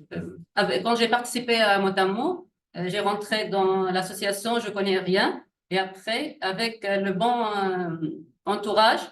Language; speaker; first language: French; non-native, learner; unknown